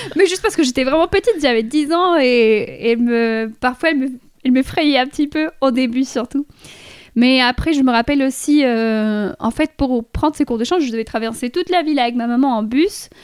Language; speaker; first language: French; non-native, fluent; Spanish